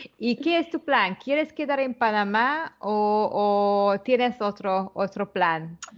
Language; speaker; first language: Spanish; non-native, learner; Hungarian